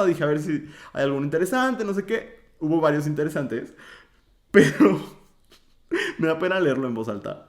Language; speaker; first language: Spanish; native; Spanish